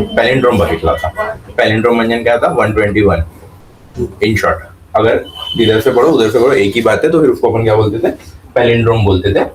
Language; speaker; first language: Hindi; non-native, local second language; Marathi